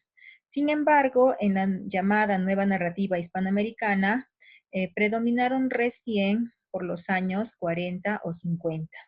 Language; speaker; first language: Spanish; native; Spanish